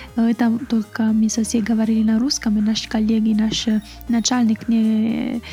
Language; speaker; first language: Russian; non-native, fluent; Italian